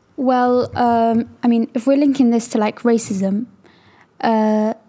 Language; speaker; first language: English; native; English